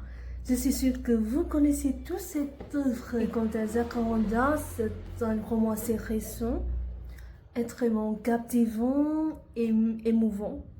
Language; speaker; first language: French; non-native, fluent; Vietnamese